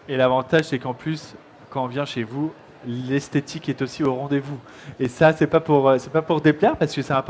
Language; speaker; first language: French; native; French